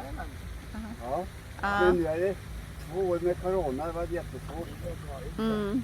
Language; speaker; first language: Swedish; non-native, learner; German